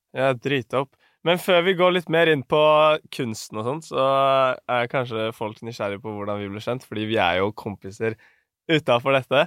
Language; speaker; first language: Norwegian; native; Norwegian